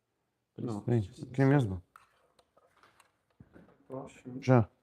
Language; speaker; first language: Portuguese; non-native, learner; Spanish